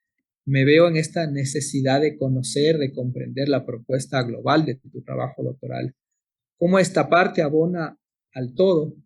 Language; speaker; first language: Spanish; native; Spanish